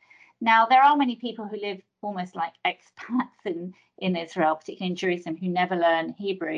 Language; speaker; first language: English; native; English